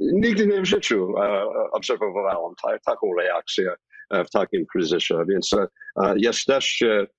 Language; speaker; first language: Polish; non-native, fluent; English